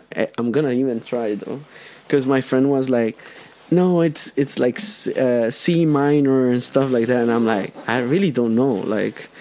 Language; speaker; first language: English; non-native, fluent; Spanish